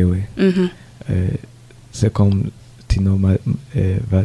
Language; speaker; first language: French; non-native, learner; Rundi